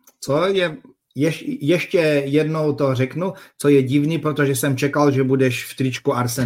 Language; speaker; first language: Czech; non-native, fluent; Polish